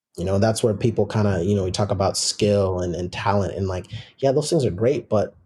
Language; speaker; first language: English; native; English